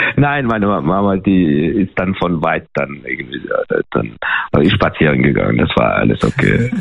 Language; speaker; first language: German; non-native, fluent; Mongolian